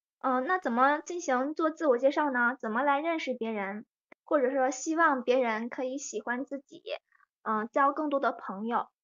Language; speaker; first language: Chinese; native; Chinese